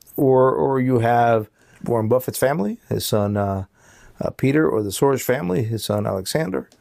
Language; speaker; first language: English; early bilingual, other home language; Spanish